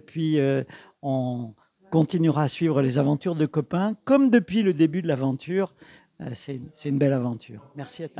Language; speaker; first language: French; native; French